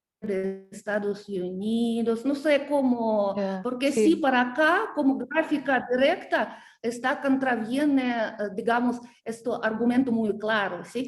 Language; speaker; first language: Spanish; non-native, learner; Russian